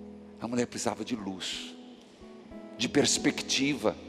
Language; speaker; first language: Portuguese; native; Portuguese